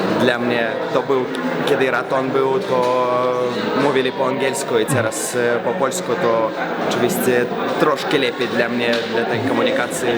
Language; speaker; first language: Polish; non-native, learner; Belarusian